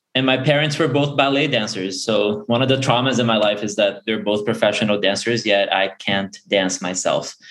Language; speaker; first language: English; early bilingual, other home language; Portuguese